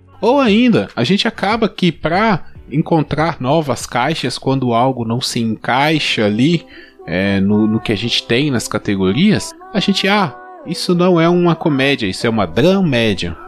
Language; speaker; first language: Portuguese; native; Portuguese